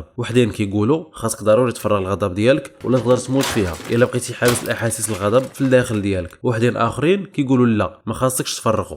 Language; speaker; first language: Arabic; native; Arabic